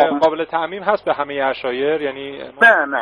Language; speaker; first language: Persian; native; Persian